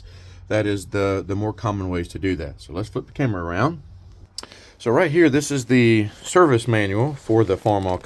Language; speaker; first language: English; native; English